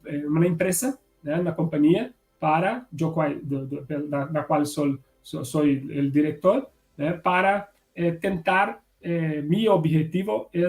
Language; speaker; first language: Spanish; non-native, fluent; Portuguese